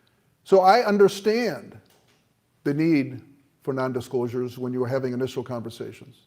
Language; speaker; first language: English; native; English